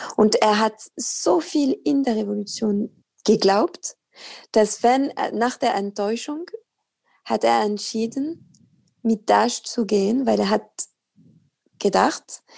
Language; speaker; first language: German; non-native, fluent; Arabic